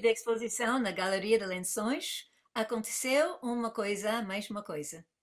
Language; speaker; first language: Portuguese; non-native, fluent; English